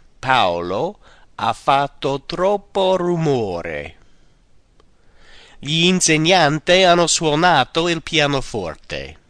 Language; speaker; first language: Italian; non-native, fluent; English